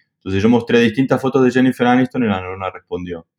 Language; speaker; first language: Spanish; native; Spanish